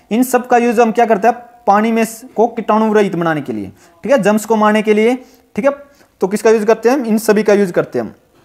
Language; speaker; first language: Hindi; native; Hindi